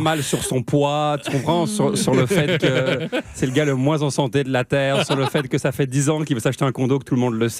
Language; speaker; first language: French; native; French